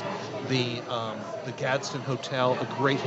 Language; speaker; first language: English; native; English